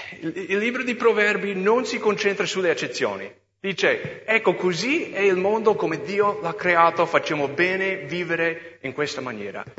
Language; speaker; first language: Italian; non-native, fluent; English